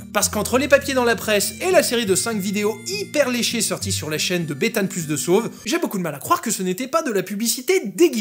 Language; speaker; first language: French; native; French